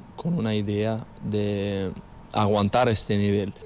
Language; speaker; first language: Spanish; non-native, fluent; Ukrainian